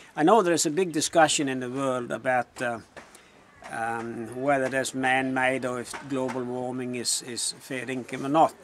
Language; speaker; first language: English; non-native, fluent; Norwegian